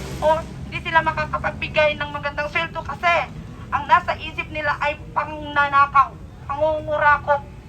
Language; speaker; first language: Filipino; native; Filipino